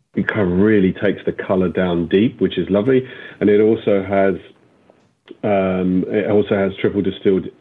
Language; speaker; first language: English; native; English